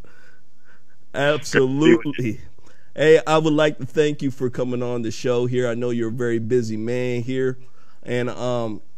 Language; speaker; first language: English; early bilingual, other home language; Akan